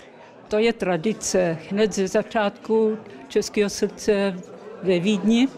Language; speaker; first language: Czech; early bilingual, heritage; Czech